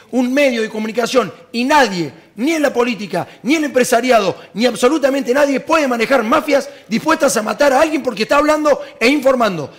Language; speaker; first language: Spanish; native; Spanish